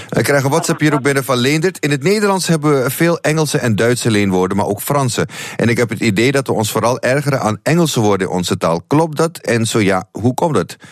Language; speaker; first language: Dutch; native; Dutch